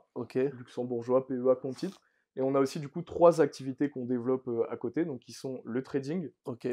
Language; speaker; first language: French; native; French